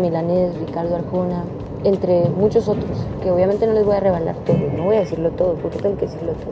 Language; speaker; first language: Spanish; early bilingual, other home language; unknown